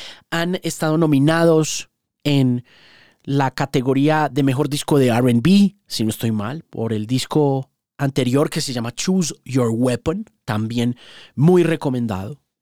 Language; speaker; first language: Spanish; native; Spanish